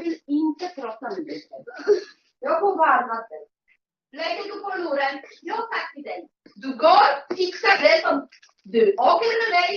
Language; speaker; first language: Swedish; non-native, learner; Polish